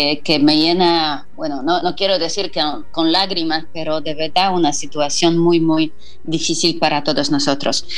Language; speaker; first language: Spanish; non-native, fluent; Polish